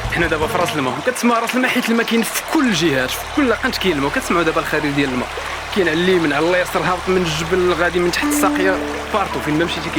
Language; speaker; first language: Arabic; native; Arabic